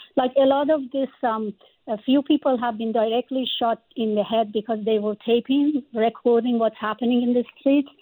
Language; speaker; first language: English; non-native, fluent; Persian